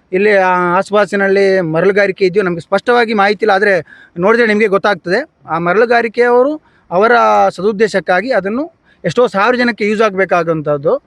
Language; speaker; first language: Kannada; native; Kannada